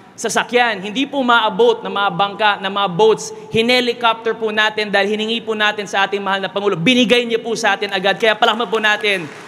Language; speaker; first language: Filipino; non-native, local second language; Bikol